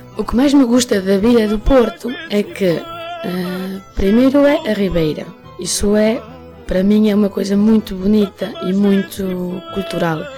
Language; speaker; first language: Portuguese; early bilingual, heritage; Portuguese